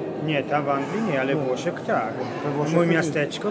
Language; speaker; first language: Polish; non-native, learner; Italian